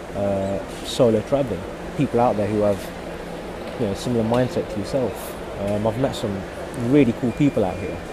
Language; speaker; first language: English; native; English